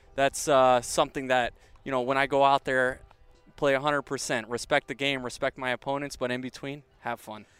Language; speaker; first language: English; native; English